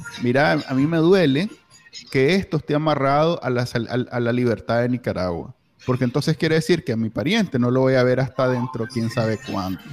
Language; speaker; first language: Spanish; native; Spanish